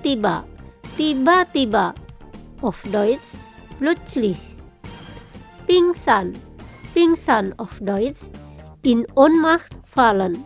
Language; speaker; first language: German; non-native, fluent; Indonesian